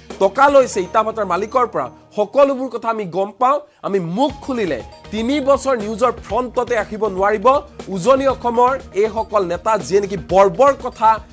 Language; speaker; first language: Assamese; native; Assamese